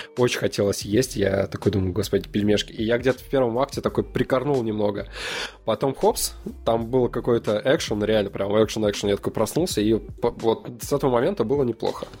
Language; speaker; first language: Russian; native; Russian